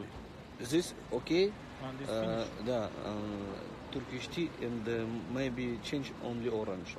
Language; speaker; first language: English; non-native, learner; Russian